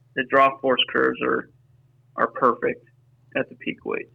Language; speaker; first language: English; native; English